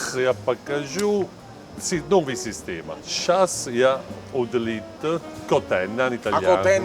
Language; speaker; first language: Russian; non-native, learner; Italian